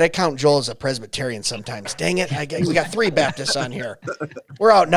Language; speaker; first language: English; native; English